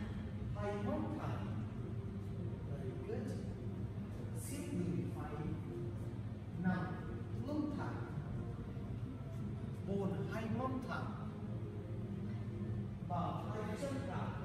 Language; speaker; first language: Vietnamese; non-native, learner; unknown